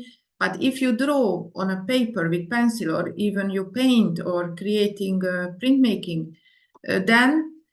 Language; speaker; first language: English; non-native, fluent; Indonesian